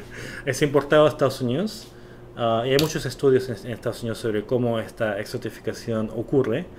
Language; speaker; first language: Spanish; non-native, fluent; Korean